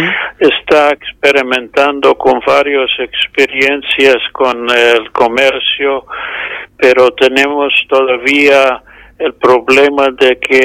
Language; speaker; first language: Spanish; non-native, fluent; English